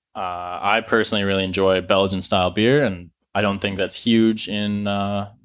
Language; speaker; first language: English; native; English